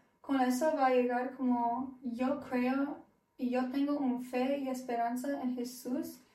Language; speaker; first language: Spanish; non-native, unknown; English